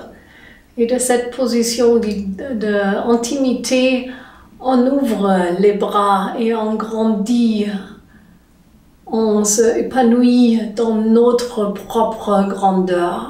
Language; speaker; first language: French; non-native, learner; German